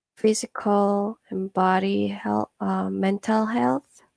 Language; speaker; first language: English; non-native, fluent; Korean